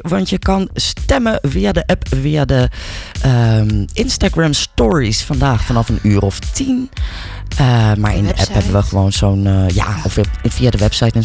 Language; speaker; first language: Dutch; native; Dutch